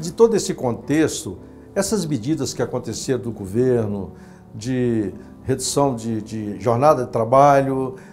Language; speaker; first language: Portuguese; native; Portuguese